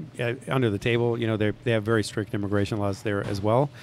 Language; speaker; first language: English; native; English